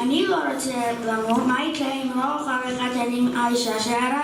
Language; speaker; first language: Hebrew; non-native, learner; English